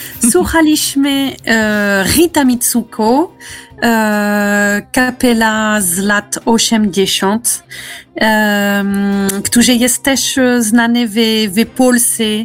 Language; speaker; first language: Polish; non-native, fluent; French